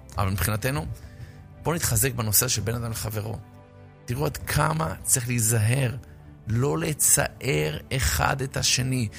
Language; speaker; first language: Hebrew; native; Hebrew